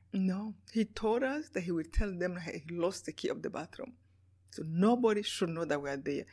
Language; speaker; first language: English; non-native, local second language; Kinyarwanda